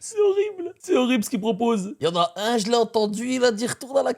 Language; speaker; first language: French; native; French